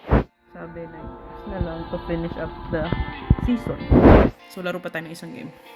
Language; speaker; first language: Filipino; native; Filipino